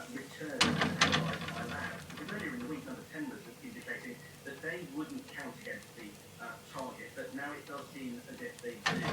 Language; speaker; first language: English; native; English